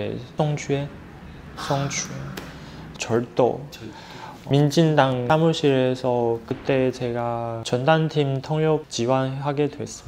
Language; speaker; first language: Korean; non-native, fluent; Chinese